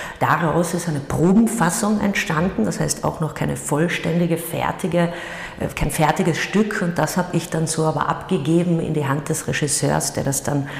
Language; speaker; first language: German; native; German